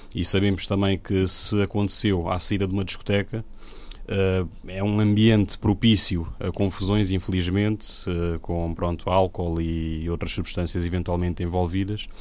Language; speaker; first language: Portuguese; non-native, local second language; Upper Guinea Crioulo